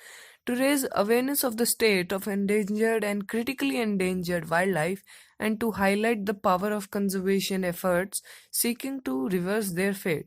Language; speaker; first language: English; non-native, local second language; Hindi